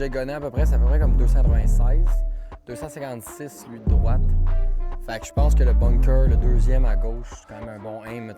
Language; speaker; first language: French; native; French